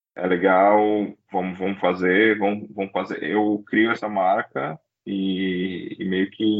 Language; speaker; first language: Portuguese; native; Portuguese